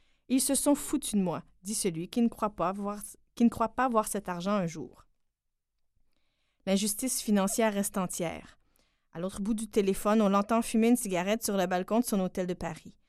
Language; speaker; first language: French; native; French